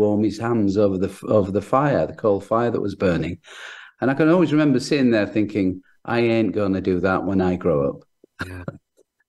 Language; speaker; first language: English; native; English